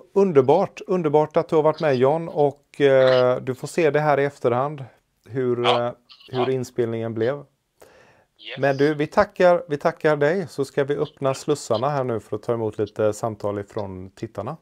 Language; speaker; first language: Swedish; native; Swedish